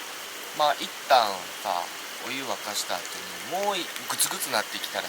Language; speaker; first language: Japanese; native; Japanese